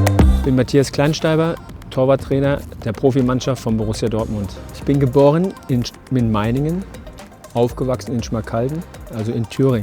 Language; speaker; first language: German; native; German